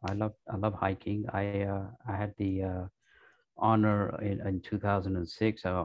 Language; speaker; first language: English; native; English